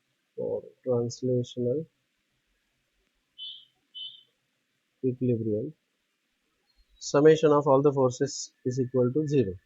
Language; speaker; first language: English; non-native, local second language; Hindi